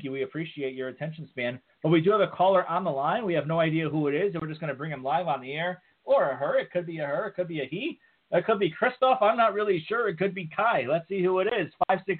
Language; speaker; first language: English; native; English